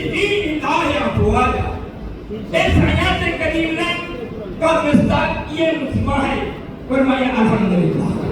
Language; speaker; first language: Urdu; non-native, fluent; Bangla